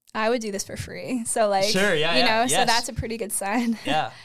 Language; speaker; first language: English; native; English